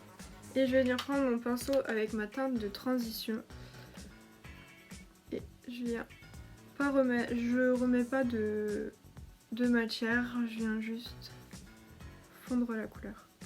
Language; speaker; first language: French; native; French